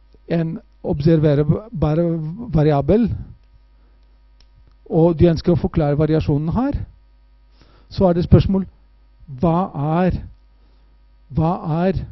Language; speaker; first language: Norwegian; non-native, fluent; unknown